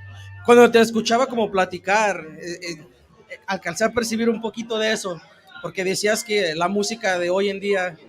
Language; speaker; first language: Spanish; native; Spanish